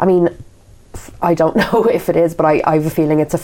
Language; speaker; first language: English; native; English